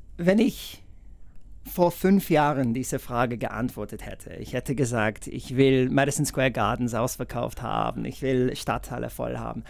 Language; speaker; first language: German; non-native, fluent; English